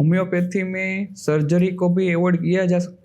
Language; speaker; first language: Hindi; non-native, local second language; Gujarati